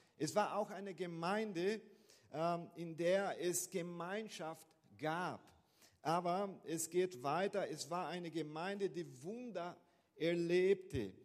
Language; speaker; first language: German; non-native, fluent; Portuguese